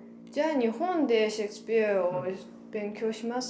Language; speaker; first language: Japanese; non-native, learner; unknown